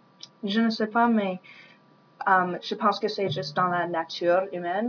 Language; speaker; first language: French; non-native, learner; English